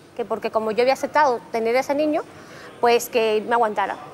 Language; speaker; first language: Spanish; native; Spanish